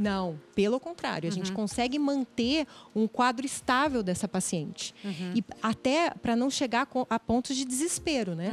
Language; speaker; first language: Portuguese; native; Portuguese